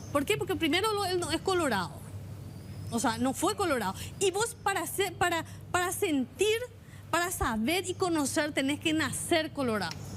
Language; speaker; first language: Spanish; native; Spanish